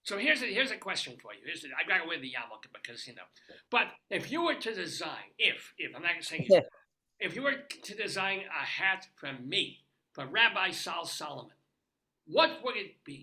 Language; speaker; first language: English; native; English